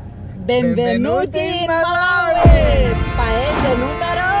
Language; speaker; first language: Italian; non-native, fluent; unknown